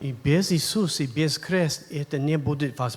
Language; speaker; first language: Russian; non-native, learner; English